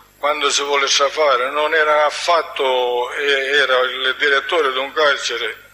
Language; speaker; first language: Italian; native; Italian